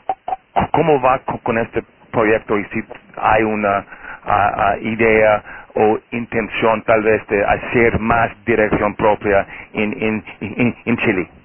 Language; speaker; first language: Spanish; non-native, fluent; Portuguese